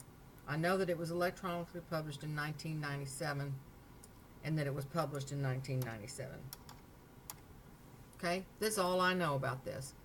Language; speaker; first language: English; native; English